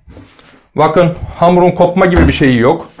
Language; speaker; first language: Turkish; native; Turkish